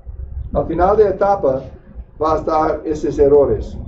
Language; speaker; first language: Spanish; non-native, fluent; English